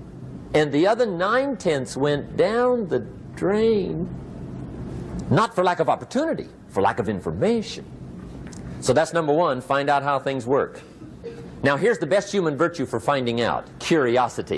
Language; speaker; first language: English; native; English